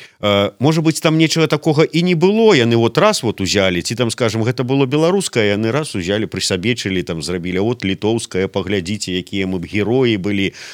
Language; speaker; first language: Belarusian; native; Belarusian